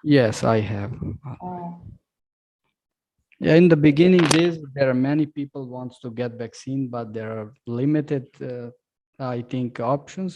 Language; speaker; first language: English; non-native, local second language; Urdu